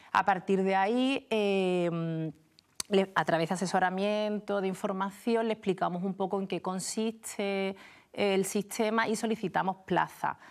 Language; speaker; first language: Spanish; native; Spanish